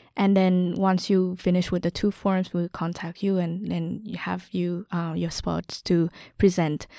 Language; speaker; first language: English; non-native, fluent; Vietnamese